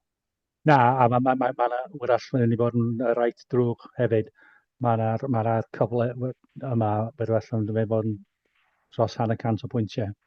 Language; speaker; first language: Welsh; native; Welsh